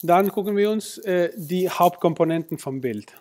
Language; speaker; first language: German; non-native, fluent; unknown